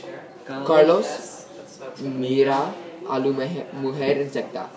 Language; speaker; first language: Spanish; non-native, learner; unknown